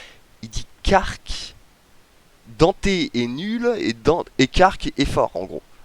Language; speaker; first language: French; native; French